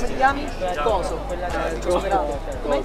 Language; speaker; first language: Italian; native; Italian